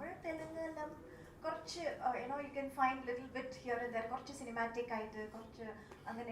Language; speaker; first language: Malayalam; non-native, local second language; Tamil